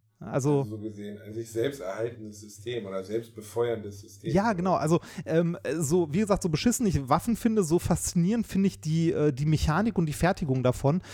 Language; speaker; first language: German; native; German